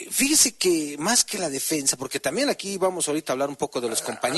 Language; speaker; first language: Spanish; native; Spanish